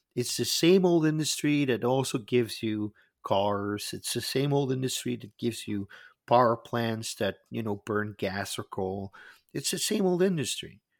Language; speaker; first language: English; non-native, fluent; Dutch